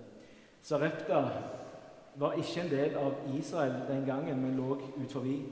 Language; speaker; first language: Norwegian; native; Norwegian